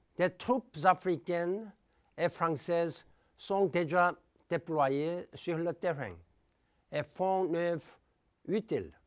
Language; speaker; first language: French; non-native, fluent; Korean